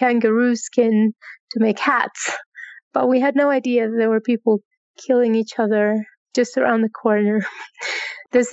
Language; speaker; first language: English; non-native, fluent; Spanish